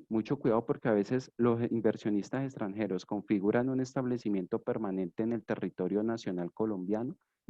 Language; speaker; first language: Spanish; native; Spanish